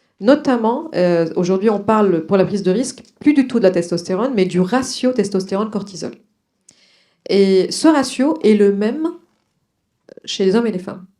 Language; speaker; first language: French; non-native, local second language; Arabic